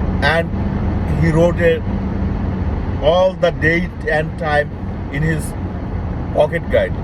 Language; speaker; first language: English; non-native, local second language; Bangla